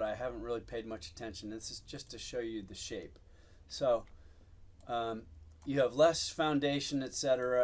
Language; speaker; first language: English; native; English